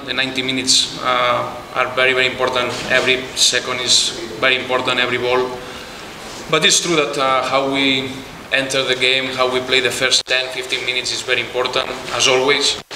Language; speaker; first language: English; non-native, fluent; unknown